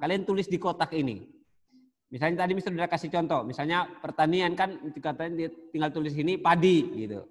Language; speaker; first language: Indonesian; native; Indonesian